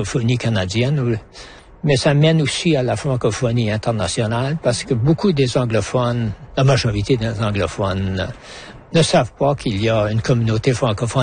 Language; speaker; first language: French; native; French